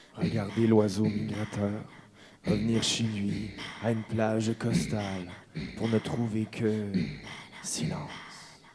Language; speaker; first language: French; native; French